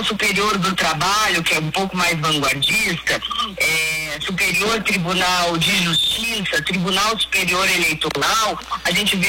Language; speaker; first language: Portuguese; native; Portuguese